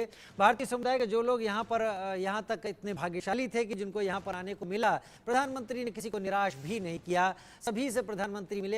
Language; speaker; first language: Hindi; native; Hindi